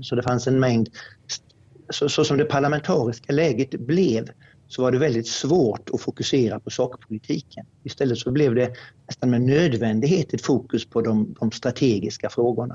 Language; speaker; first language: Swedish; native; Swedish